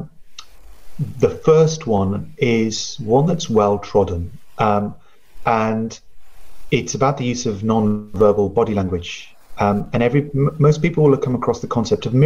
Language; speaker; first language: English; non-native, local second language; Punjabi